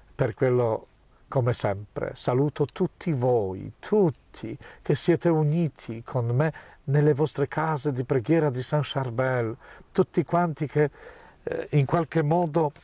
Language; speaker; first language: Italian; non-native, fluent; Polish